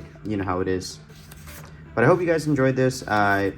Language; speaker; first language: English; native; English